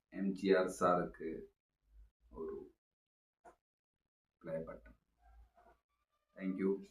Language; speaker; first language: Tamil; non-native, local second language; Malayalam